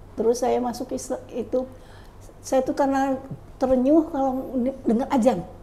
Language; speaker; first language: Indonesian; native; Indonesian